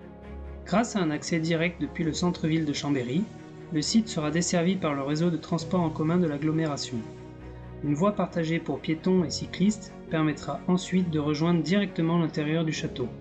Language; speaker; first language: French; native; French